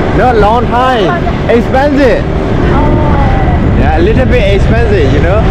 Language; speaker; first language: English; non-native, learner; Burmese